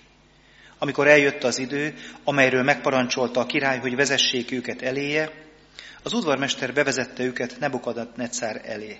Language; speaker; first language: Hungarian; native; Hungarian